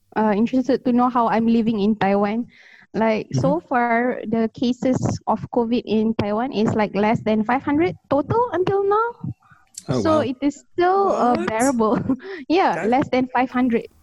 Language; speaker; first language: English; native; English